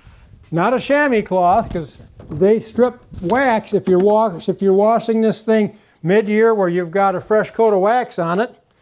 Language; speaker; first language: English; native; English